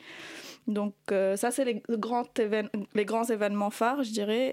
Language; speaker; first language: French; non-native, local second language; Arabic